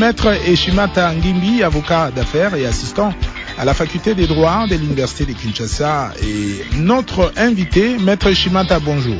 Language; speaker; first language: French; non-native, local second language; Lingala